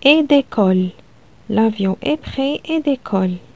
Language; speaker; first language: French; non-native, local second language; Arabic